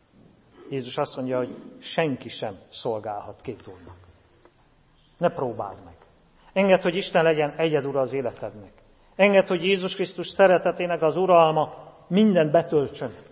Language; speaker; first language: Hungarian; native; Hungarian